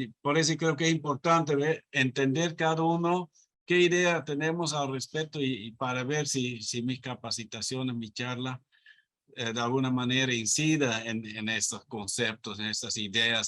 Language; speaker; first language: Spanish; non-native, fluent; Dutch